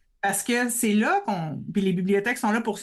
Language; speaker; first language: French; native; French